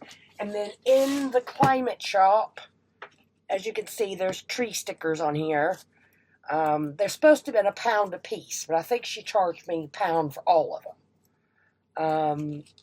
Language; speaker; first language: English; native; English